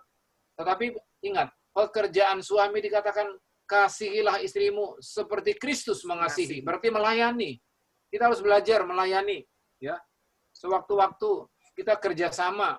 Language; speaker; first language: Indonesian; native; Indonesian